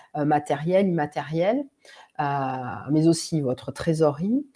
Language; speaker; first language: French; native; French